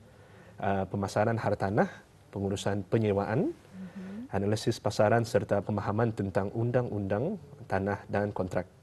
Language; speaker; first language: Malay; native; Malay